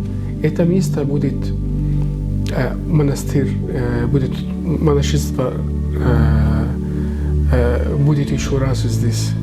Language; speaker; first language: Russian; non-native, learner; Arabic